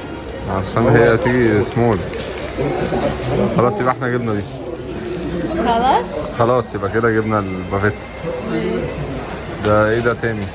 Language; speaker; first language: Arabic; native; Arabic